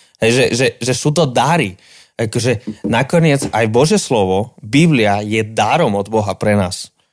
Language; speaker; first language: Slovak; non-native, fluent; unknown